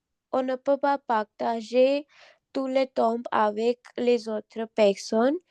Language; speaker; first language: French; non-native, learner; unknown